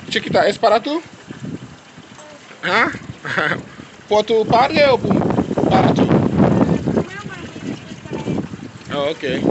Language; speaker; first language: Spanish; non-native, learner; Haitian Creole